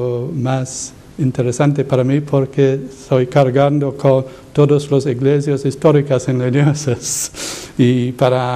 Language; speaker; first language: Spanish; non-native, learner; English